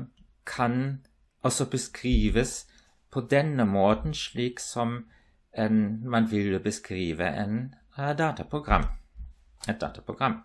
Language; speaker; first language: Norwegian; non-native, fluent; German